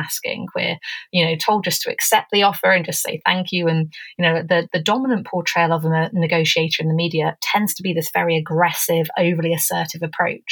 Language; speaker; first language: English; native; English